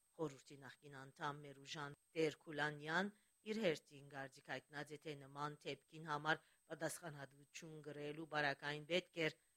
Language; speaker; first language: Armenian; early bilingual, heritage; Armenian